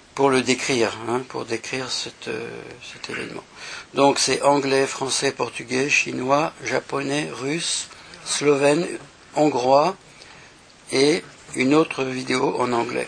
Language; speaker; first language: French; native; French